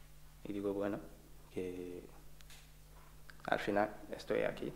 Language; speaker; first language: Spanish; non-native, learner; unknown